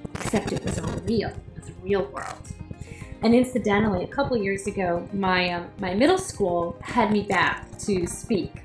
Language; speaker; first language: English; native; English